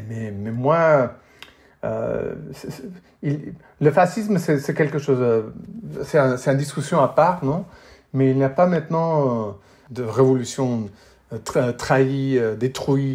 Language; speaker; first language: French; non-native, fluent; English